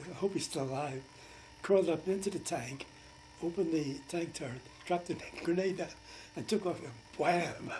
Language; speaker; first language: English; native; English